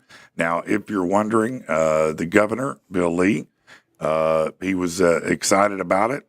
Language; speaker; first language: English; native; English